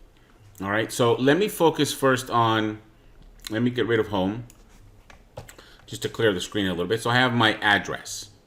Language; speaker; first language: English; native; English